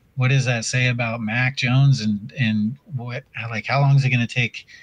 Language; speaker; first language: English; native; English